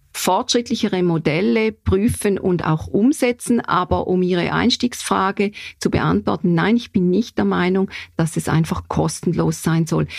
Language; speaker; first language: German; native; German